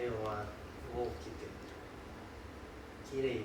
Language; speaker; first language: Japanese; non-native, learner; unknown